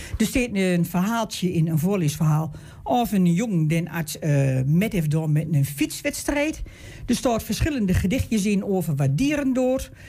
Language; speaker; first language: Dutch; native; Dutch